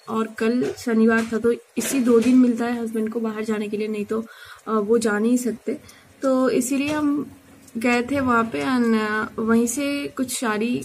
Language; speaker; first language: Hindi; non-native, local second language; Bangla